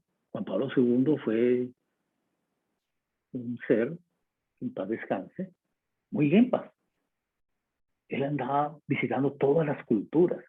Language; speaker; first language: Spanish; native; Spanish